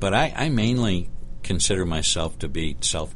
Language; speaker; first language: English; native; English